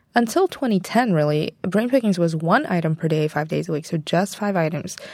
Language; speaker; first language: English; non-native, fluent; Bulgarian